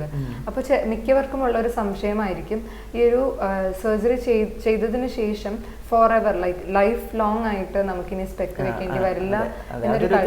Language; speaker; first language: Malayalam; native; Malayalam